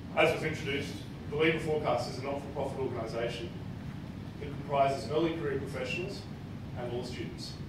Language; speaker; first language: English; native; English